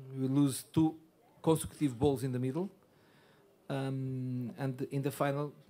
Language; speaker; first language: English; non-native, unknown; Portuguese